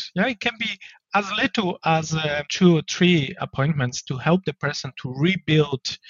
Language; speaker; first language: English; non-native, fluent; Polish